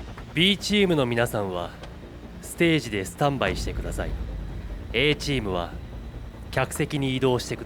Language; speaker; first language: Japanese; native; Japanese